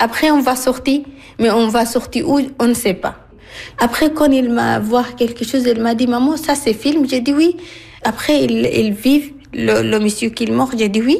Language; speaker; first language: French; non-native, learner; Arabic